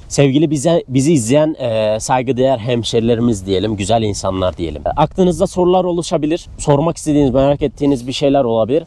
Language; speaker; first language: Turkish; native; Turkish